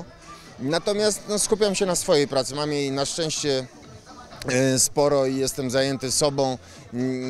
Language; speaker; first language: Polish; native; Polish